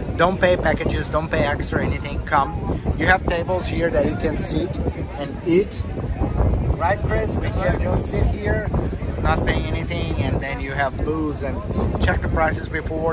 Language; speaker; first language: English; non-native, fluent; Portuguese